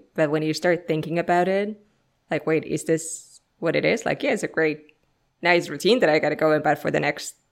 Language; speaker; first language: English; non-native, fluent; Finnish